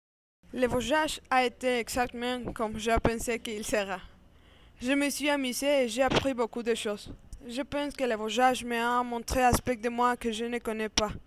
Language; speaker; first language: French; non-native, learner; Spanish